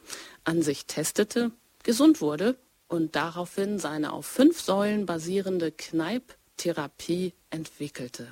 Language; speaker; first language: German; native; German